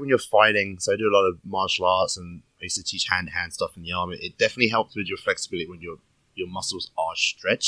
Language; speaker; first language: English; native; English